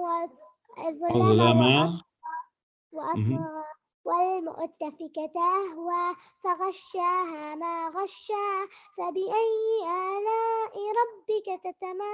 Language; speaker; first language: Arabic; non-native, learner; English